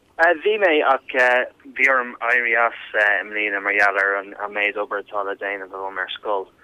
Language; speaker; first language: Irish; non-native, local second language; English